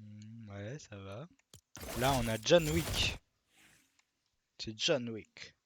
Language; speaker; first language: French; native; French